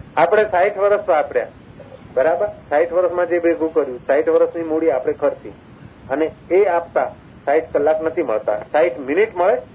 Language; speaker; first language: Gujarati; non-native, local second language; Sindhi